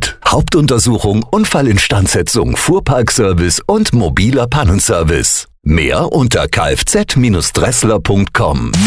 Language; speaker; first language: German; native; German